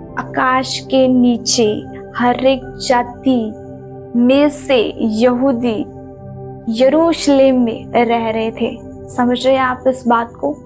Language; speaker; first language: Hindi; non-native, local second language; Marathi